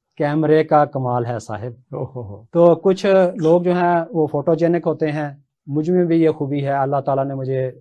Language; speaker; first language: Urdu; native; Urdu